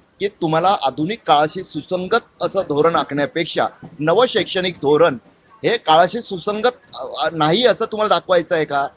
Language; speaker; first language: Marathi; native; Marathi